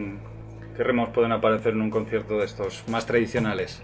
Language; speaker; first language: Spanish; native; Spanish